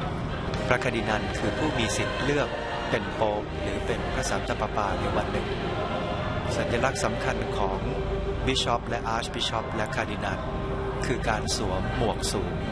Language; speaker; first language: Thai; native; Thai